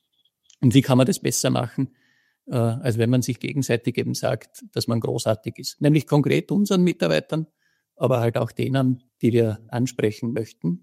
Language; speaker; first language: German; native; German